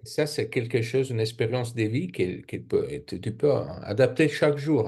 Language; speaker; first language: French; non-native, fluent; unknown